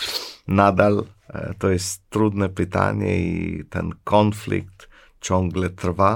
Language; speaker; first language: Polish; non-native, fluent; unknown